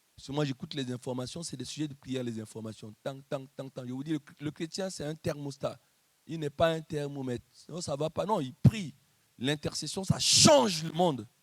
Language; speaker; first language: French; non-native, local second language; Lingala